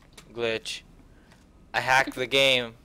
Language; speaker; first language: English; native; English